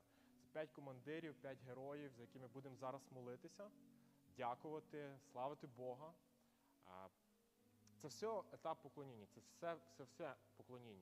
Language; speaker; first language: Ukrainian; native; Ukrainian